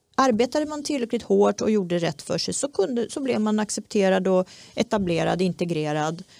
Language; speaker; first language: Swedish; early bilingual, other home language; Czech